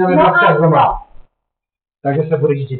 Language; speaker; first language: Czech; native; Czech